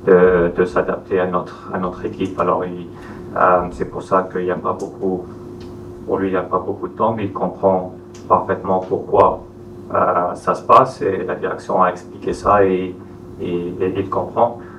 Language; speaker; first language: French; non-native, fluent; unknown